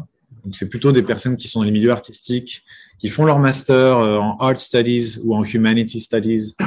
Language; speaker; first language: French; native; French